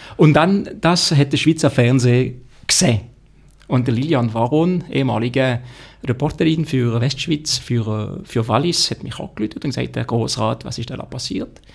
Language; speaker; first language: German; non-native, local second language; French